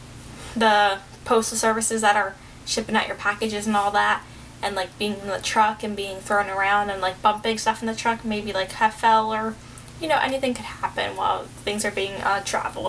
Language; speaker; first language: English; native; English